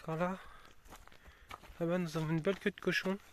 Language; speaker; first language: French; native; French